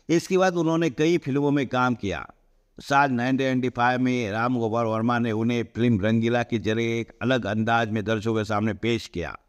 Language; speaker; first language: Hindi; non-native, local second language; Marathi